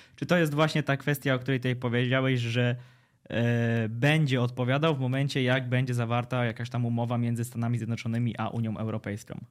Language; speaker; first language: Polish; native; Polish